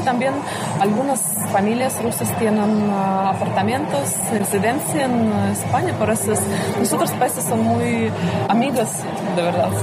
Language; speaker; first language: Spanish; non-native, learner; Russian